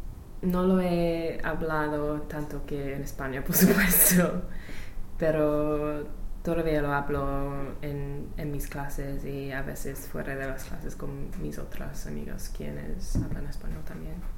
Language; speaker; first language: Spanish; non-native, learner; English